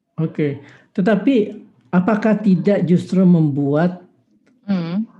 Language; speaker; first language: Indonesian; native; Indonesian